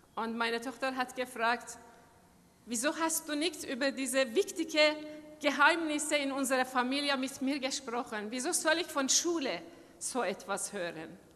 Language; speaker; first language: German; non-native, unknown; Persian